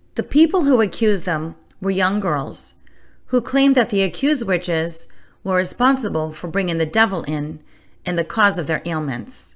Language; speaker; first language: English; native; English